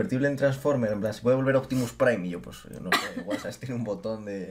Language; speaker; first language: Spanish; native; Spanish